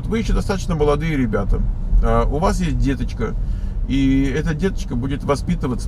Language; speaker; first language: Russian; native; Russian